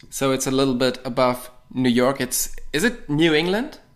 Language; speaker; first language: English; non-native, fluent; German